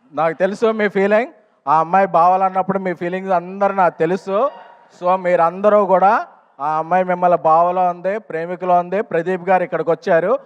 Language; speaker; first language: Telugu; native; Telugu